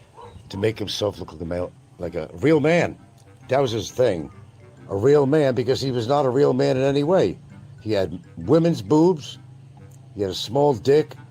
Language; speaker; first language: English; native; English